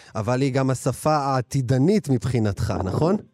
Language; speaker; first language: Hebrew; native; Hebrew